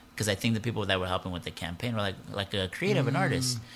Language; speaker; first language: English; early bilingual, other home language; Spanish